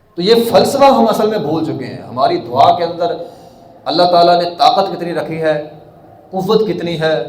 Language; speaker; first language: Urdu; non-native, local second language; Punjabi